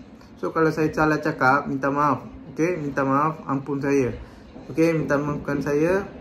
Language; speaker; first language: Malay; non-native, local second language; Tamil